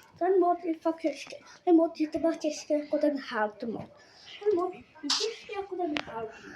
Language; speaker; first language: Czech; non-native, local second language; Polish